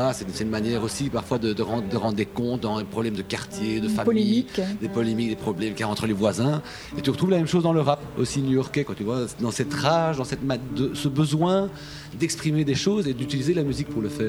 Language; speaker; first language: French; native; French